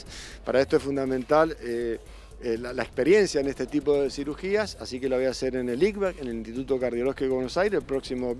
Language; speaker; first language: Spanish; native; Spanish